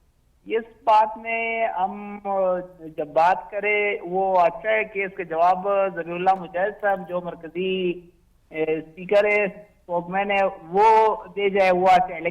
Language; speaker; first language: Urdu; non-native, learner; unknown